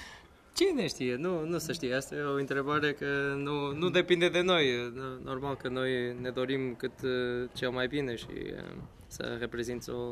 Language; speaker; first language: Romanian; non-native, fluent; Portuguese